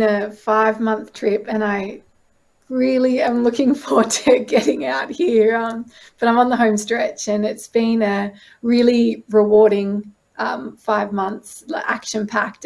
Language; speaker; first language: English; native; English